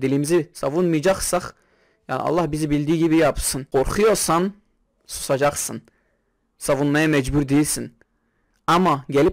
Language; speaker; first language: Turkish; non-native, local second language; Kurdish